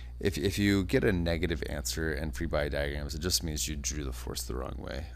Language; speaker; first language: English; native; English